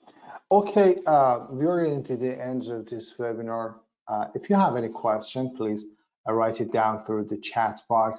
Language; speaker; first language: English; non-native, fluent; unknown